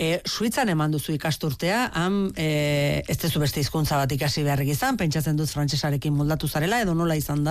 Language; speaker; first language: Basque; native; Basque